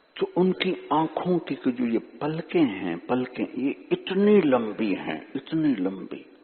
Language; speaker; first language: Urdu; non-native, local second language; Punjabi